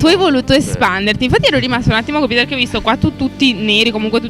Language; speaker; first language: Italian; native; Italian